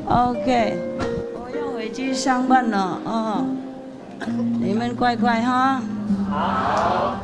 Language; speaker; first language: Chinese; non-native, fluent; Vietnamese